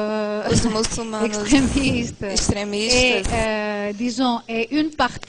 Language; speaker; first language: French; non-native, fluent; Greek